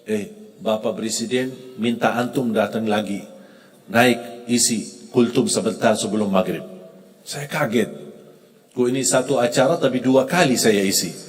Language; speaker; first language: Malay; non-native, fluent; Arabic